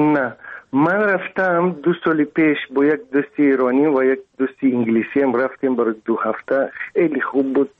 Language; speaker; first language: Persian; non-native, local second language; Russian